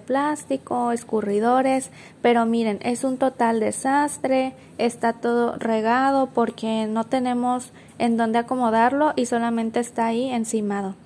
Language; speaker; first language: Spanish; native; Spanish